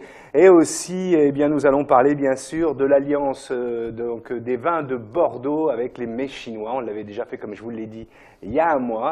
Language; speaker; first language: French; native; French